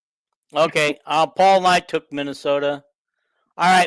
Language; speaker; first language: English; native; English